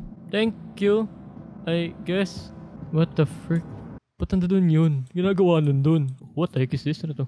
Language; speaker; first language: English; non-native, local second language; Filipino